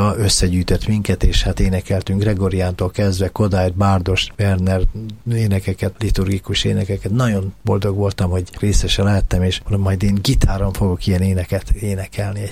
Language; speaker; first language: Hungarian; native; Hungarian